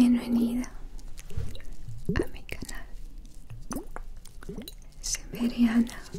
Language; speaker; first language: Spanish; non-native, learner; Russian